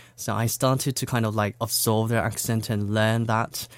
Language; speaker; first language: English; non-native, fluent; Korean